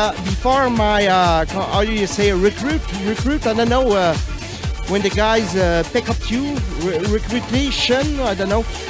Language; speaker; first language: English; non-native, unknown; French